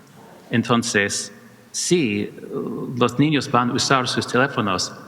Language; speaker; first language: Spanish; non-native, learner; English